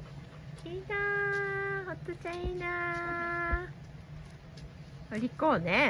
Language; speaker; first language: Japanese; native; Japanese